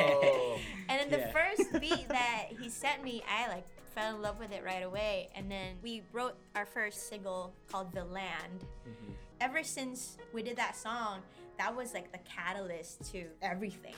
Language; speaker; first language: English; non-native, local second language; Filipino